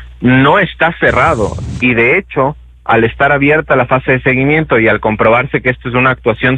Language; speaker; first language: Spanish; native; Spanish